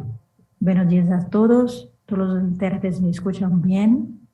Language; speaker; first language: Spanish; non-native, learner; Portuguese